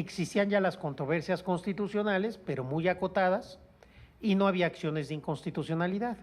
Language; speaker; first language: Spanish; native; Spanish